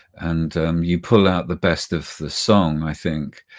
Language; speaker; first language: English; native; English